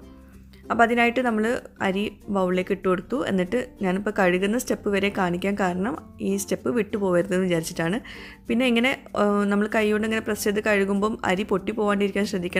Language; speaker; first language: Malayalam; native; Malayalam